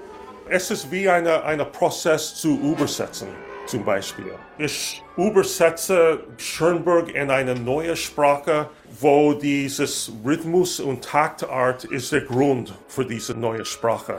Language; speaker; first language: German; non-native, learner; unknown